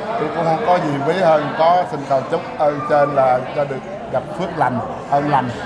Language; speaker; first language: Vietnamese; non-native, local second language; Eastern Cham